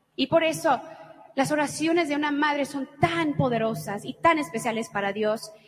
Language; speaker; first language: Spanish; early bilingual, heritage; Spanish